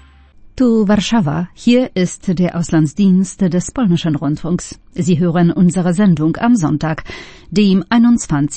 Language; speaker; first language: German; non-native, fluent; Polish